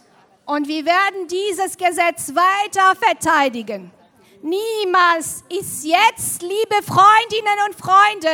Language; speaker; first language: German; non-native, fluent; Arabic